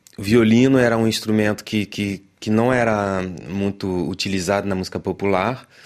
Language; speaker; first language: Portuguese; non-native, fluent; French